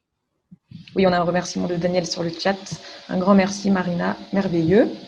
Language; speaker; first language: French; native; French